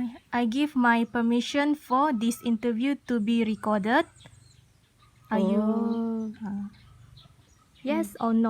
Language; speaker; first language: English; non-native, learner; Malay